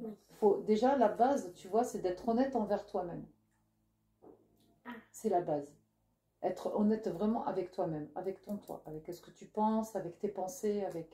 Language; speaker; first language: French; native; French